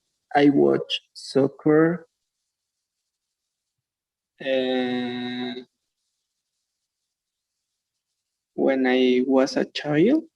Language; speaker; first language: English; non-native, learner; Spanish